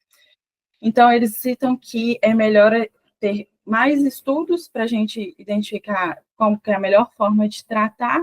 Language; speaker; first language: Portuguese; native; Portuguese